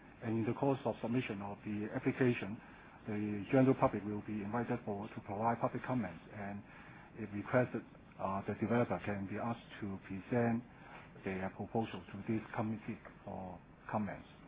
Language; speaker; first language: English; non-native, local second language; Cantonese